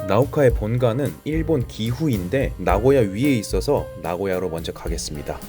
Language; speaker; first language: Korean; native; Korean